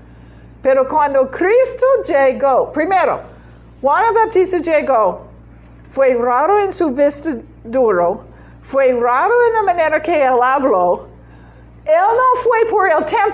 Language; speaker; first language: Spanish; non-native, learner; English